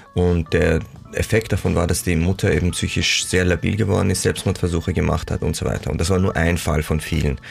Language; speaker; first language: German; early bilingual, other home language; Persian